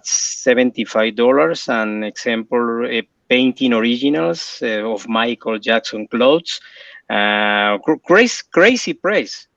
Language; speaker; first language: English; non-native, learner; Spanish